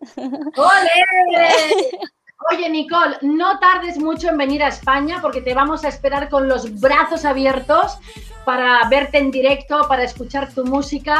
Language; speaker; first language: Spanish; native; Spanish